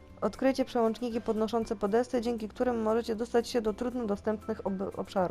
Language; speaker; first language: Polish; native; Polish